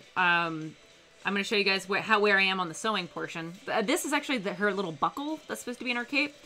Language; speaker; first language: English; native; English